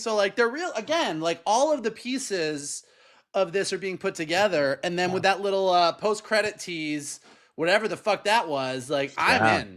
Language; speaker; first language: English; native; English